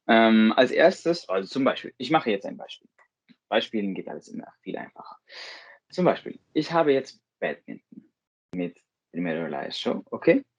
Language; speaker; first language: German; non-native, fluent; Spanish